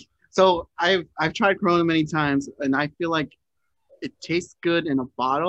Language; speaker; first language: English; native; English